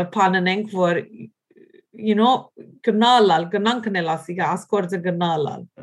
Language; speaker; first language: Armenian; early bilingual, heritage; Armenian